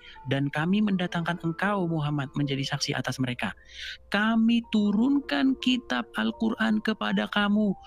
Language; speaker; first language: Indonesian; native; Indonesian